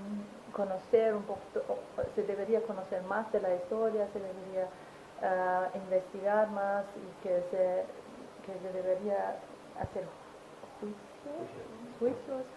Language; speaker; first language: Spanish; non-native, fluent; German